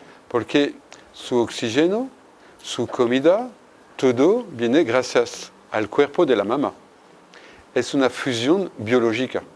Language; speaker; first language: Spanish; non-native, fluent; French